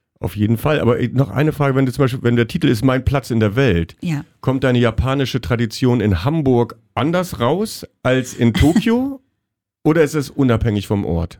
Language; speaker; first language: German; native; German